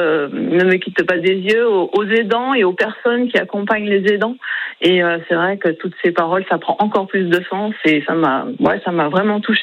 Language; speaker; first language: French; native; French